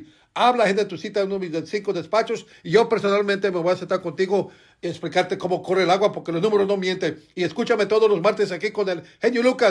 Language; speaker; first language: Spanish; native; Spanish